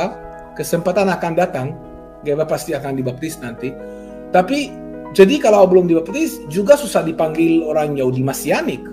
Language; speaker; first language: Indonesian; non-native, fluent; Hebrew